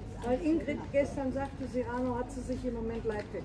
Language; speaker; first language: German; native; German